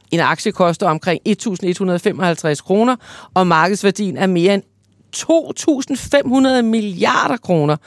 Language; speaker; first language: Danish; native; Danish